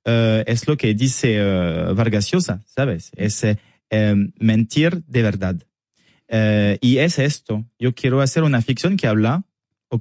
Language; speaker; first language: Spanish; non-native, learner; French